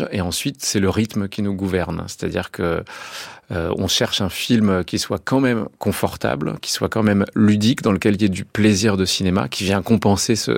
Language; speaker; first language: French; native; French